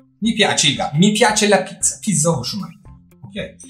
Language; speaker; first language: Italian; non-native, fluent; Turkish